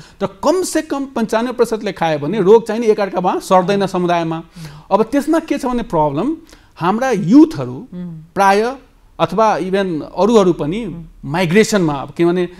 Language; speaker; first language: Nepali; non-native, local second language; Maithili